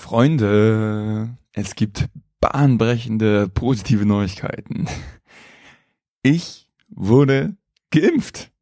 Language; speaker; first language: German; native; German